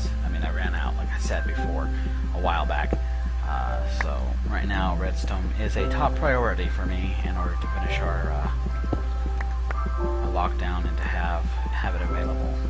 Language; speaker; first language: English; native; English